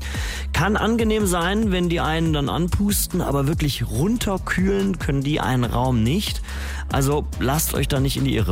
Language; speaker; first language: German; native; German